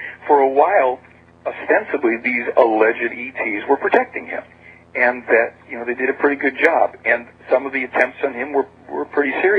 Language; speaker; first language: English; native; English